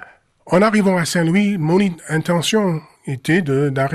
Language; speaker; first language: French; non-native, fluent; English